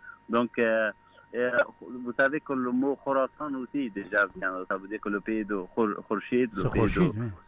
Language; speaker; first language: French; non-native, fluent; Persian